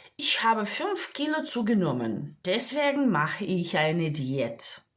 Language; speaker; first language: German; non-native, fluent; Ukrainian